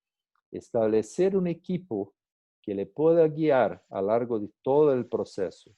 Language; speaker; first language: Spanish; non-native, fluent; Portuguese